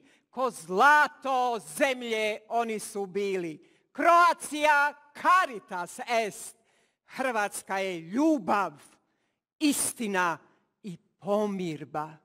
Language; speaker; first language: Bosnian; native; Bosnian